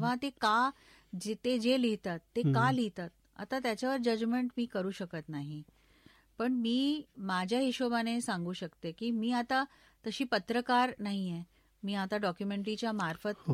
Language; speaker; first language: Marathi; non-native, local second language; Bangla